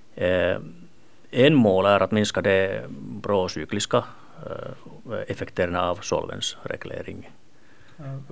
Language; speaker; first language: Swedish; non-native, local second language; Finnish